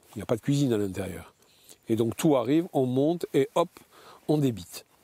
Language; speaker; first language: French; native; French